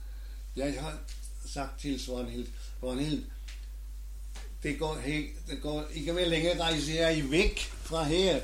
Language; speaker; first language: Danish; non-native, learner; German